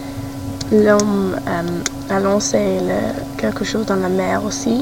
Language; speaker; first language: French; non-native, learner; English